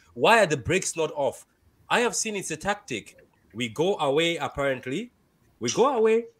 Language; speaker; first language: English; non-native, local second language; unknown